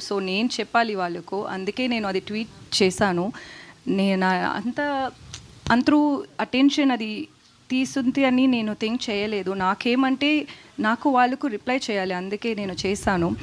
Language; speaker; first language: Telugu; non-native, fluent; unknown